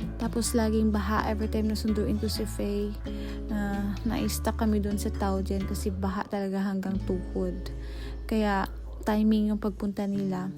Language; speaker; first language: Filipino; non-native, local second language; Cebuano